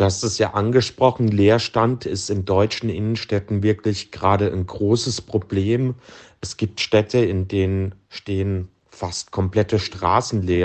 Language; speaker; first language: German; native; German